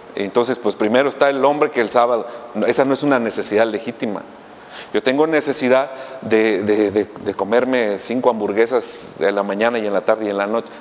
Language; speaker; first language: Spanish; native; Spanish